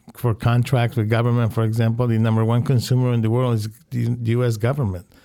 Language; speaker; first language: English; non-native, fluent; Spanish